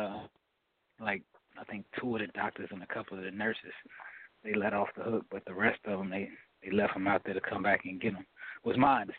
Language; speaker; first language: English; native; English